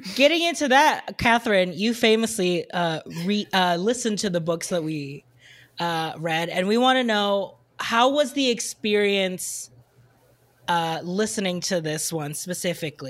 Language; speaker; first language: English; non-native, local second language; Filipino